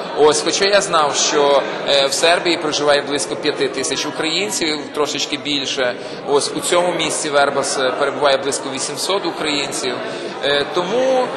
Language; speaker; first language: Ukrainian; native; Ukrainian